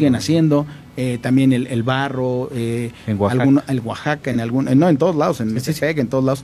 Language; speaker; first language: Spanish; native; Spanish